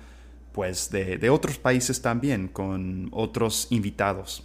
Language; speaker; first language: Spanish; non-native, fluent; English